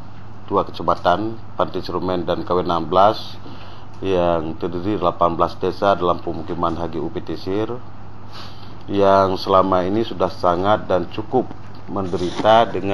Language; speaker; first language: Indonesian; native; Indonesian